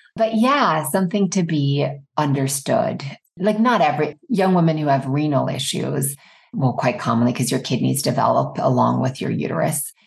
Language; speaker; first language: English; native; English